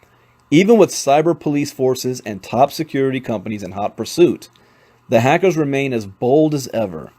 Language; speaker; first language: English; native; English